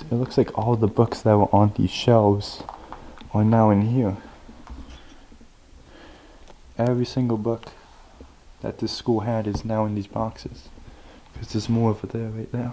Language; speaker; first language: English; native; English